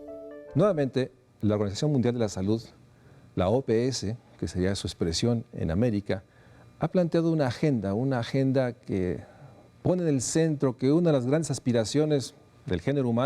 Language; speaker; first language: Spanish; native; Spanish